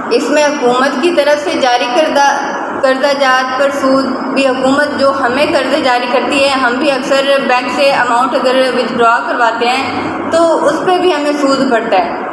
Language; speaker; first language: Urdu; non-native, local second language; Punjabi